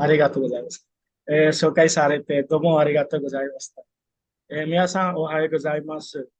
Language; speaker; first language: Japanese; non-native, fluent; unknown